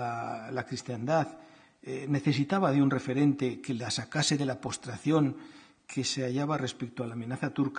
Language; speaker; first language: Spanish; native; Spanish